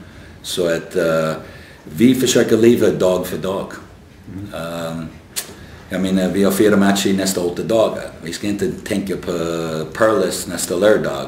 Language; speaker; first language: Swedish; non-native, fluent; English